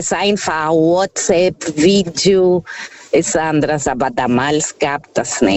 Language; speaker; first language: German; non-native, learner; Portuguese